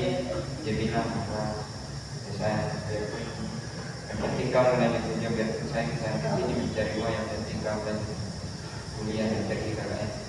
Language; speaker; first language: Indonesian; non-native, local second language; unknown